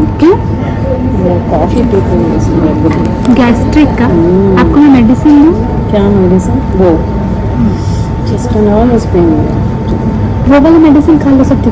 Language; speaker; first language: Hindi; non-native, local second language; Kannada